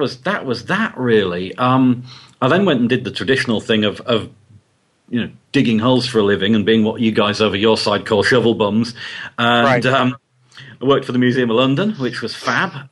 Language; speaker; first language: English; native; English